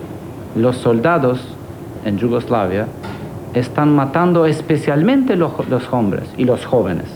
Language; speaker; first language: Spanish; non-native, fluent; Albanian